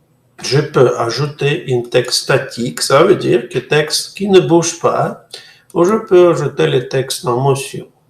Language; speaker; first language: French; non-native, fluent; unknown